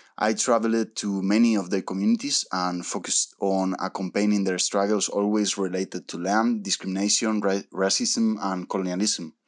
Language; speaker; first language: English; early bilingual, other home language; Spanish